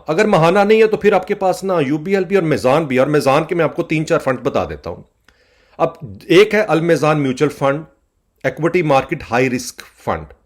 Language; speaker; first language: Urdu; native; Urdu